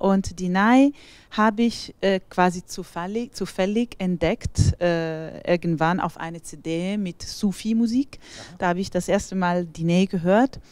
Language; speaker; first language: German; non-native, fluent; Italian